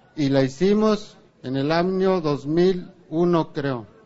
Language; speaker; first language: Spanish; native; Spanish